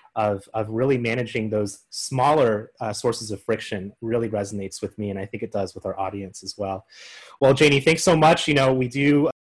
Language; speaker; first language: English; native; English